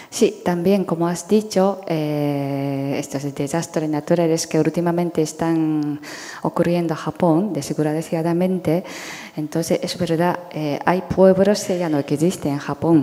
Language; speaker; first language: Spanish; non-native, fluent; Japanese